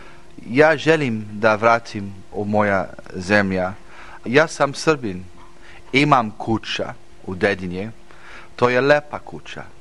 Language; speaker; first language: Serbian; early bilingual, heritage; English